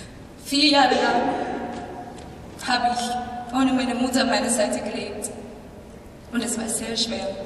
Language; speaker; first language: German; non-native, fluent; Filipino